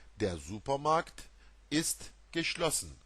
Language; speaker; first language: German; non-native, fluent; Turkish